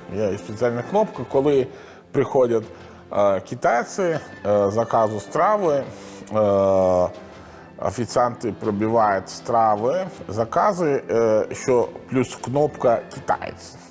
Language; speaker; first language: Ukrainian; non-native, learner; Italian